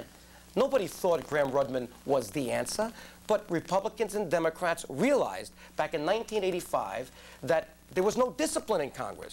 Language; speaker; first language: English; native; English